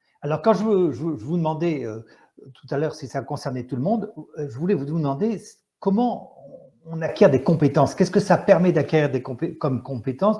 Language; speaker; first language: French; native; French